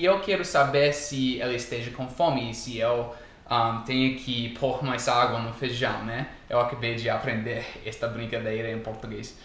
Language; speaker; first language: Portuguese; non-native, fluent; English